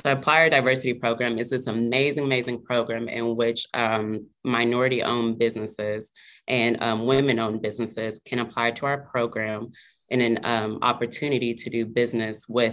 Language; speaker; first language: English; native; English